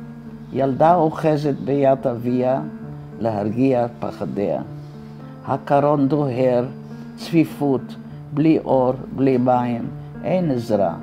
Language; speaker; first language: Hebrew; non-native, fluent; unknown